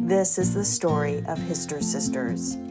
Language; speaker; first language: English; native; English